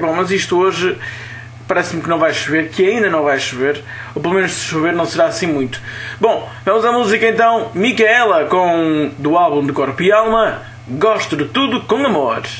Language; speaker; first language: Portuguese; native; Portuguese